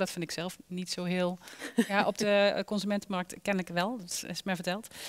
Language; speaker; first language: Dutch; native; Dutch